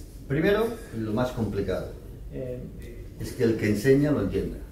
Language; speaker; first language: Spanish; native; Spanish